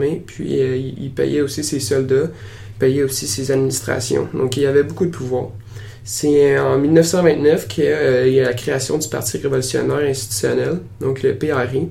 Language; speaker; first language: French; native; French